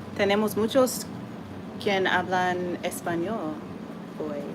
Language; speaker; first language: Spanish; non-native, learner; English